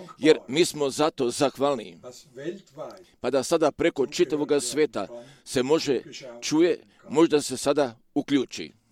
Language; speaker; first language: Croatian; early bilingual, heritage; Croatian